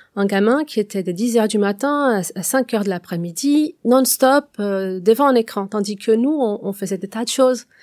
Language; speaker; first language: French; non-native, fluent; Portuguese